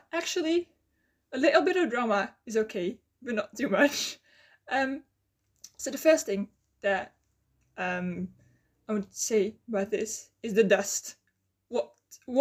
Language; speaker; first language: English; non-native, fluent; Dutch